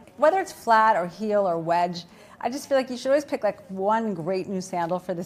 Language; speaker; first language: English; native; English